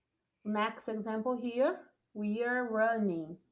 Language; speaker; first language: English; non-native, fluent; Portuguese